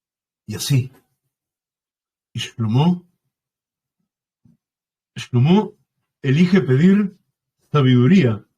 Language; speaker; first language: Spanish; native; Spanish